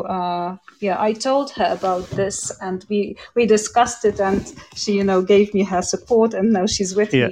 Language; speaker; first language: English; non-native, fluent; Polish